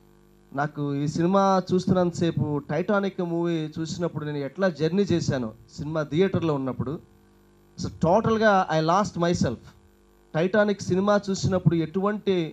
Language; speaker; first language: Telugu; native; Telugu